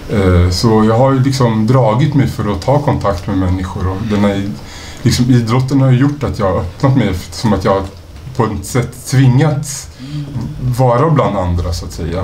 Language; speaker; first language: Swedish; native; Swedish